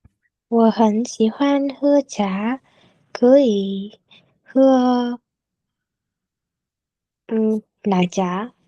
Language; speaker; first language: Chinese; non-native, learner; Vietnamese